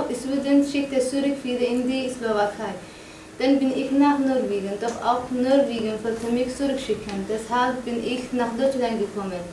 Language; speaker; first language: German; non-native, learner; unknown